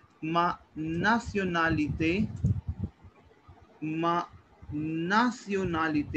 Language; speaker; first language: French; non-native, learner; Hindi